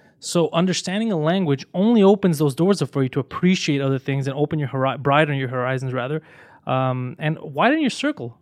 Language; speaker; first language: English; native; English